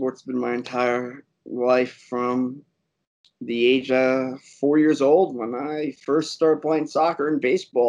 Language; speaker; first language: English; native; English